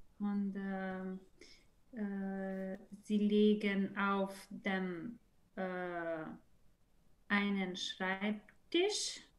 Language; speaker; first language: German; non-native, learner; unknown